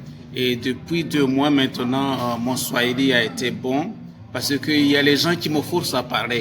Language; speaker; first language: French; non-native, local second language; Kinyarwanda